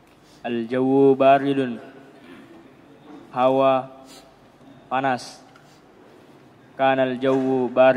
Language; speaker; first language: Arabic; non-native, learner; Indonesian